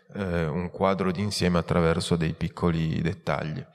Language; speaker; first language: Italian; native; Italian